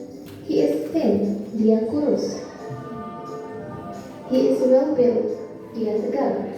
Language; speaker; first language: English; non-native, fluent; Indonesian